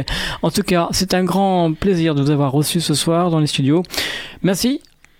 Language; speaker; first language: French; native; French